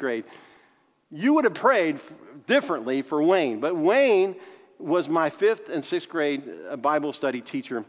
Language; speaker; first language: English; native; English